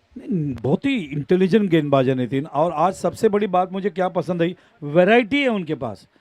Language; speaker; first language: Hindi; non-native, local second language; Marathi